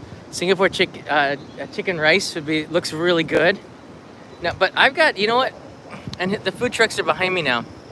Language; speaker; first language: English; native; English